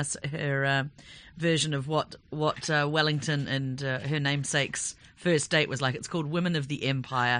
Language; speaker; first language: English; native; English